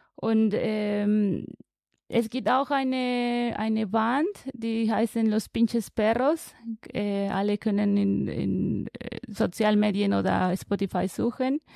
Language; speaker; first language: German; non-native, learner; Spanish